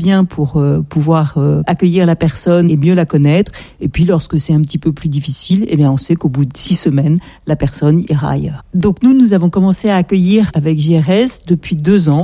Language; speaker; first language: French; native; French